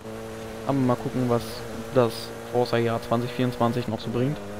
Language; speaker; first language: German; native; German